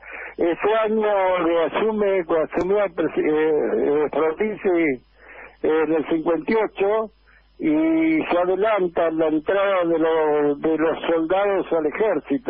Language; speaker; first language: Spanish; native; Spanish